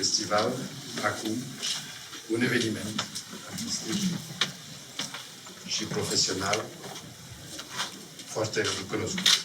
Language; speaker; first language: Romanian; non-native, learner; French